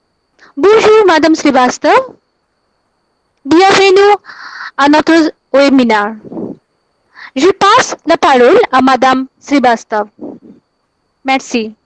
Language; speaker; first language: French; non-native, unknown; Bangla